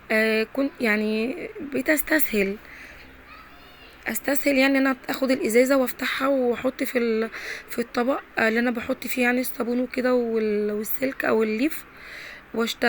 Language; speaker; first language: Arabic; native; Arabic